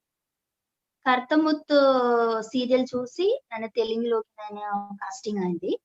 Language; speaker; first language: Telugu; non-native, learner; Malayalam